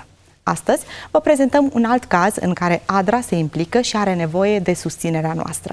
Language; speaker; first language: Romanian; native; Romanian